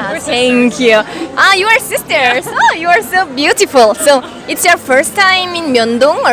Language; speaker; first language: English; non-native, learner; Mongolian